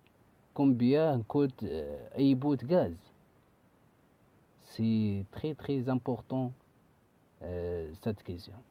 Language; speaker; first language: French; non-native, learner; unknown